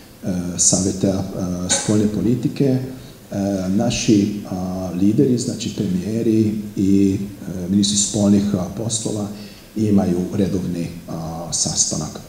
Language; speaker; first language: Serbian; non-native, fluent; Hungarian